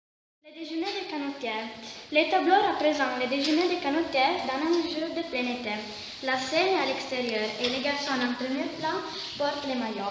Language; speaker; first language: French; non-native, learner; Italian